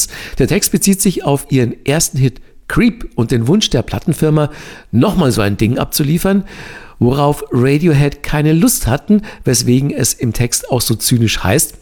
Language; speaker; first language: German; native; German